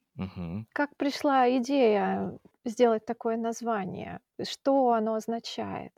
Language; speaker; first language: Russian; native; Russian